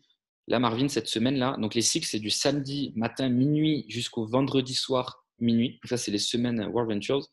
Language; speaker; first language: French; native; French